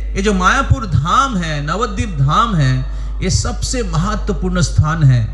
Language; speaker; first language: Hindi; non-native, local second language; Bangla